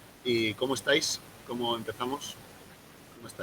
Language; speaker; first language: Spanish; native; Spanish